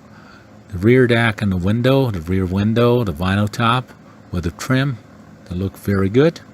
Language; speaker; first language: English; non-native, fluent; Portuguese